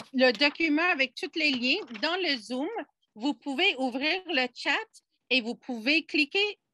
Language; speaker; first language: French; non-native, fluent; English